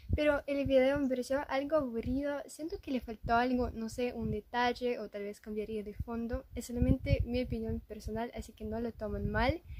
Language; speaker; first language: Spanish; non-native, fluent; Russian